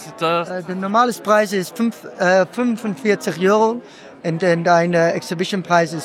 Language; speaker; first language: German; non-native, learner; Dutch